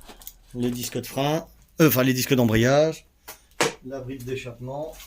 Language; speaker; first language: French; native; French